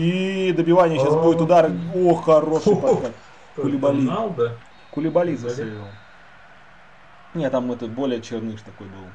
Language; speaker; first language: Russian; native; Russian